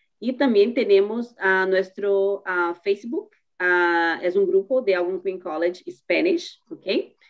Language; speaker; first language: Spanish; non-native, fluent; Portuguese